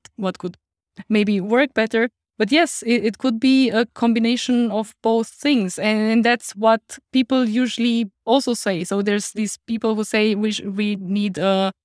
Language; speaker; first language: English; non-native, fluent; Romanian